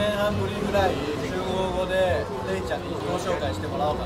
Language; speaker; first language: Japanese; non-native, fluent; Chinese